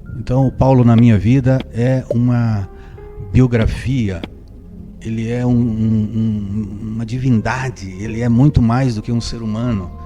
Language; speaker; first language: Portuguese; native; Portuguese